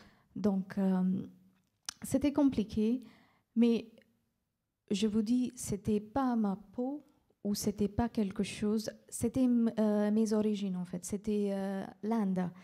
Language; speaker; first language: French; non-native, fluent; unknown